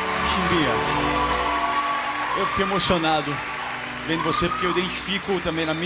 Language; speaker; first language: Portuguese; native; Portuguese